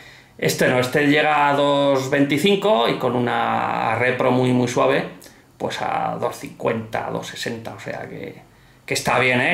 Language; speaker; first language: Spanish; native; Spanish